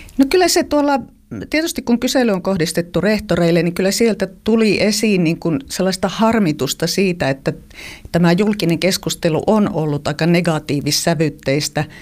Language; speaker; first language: Finnish; native; Finnish